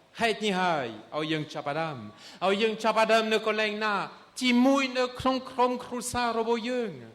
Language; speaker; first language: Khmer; non-native, fluent; French